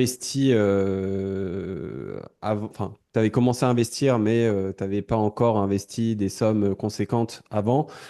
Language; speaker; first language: French; native; French